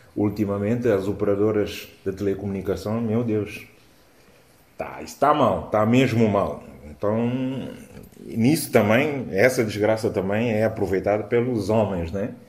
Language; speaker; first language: Portuguese; non-native, local second language; Upper Guinea Crioulo